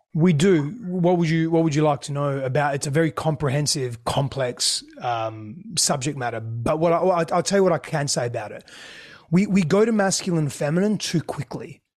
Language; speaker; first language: English; non-native, local second language; Greek